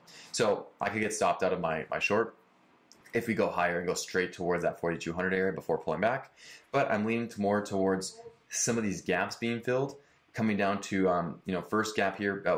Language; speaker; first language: English; native; English